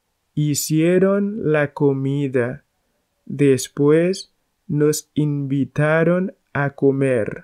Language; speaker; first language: Spanish; non-native, fluent; Haitian Creole